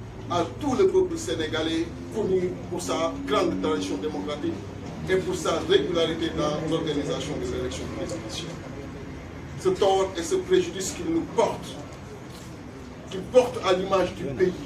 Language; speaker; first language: French; non-native, local second language; Wolof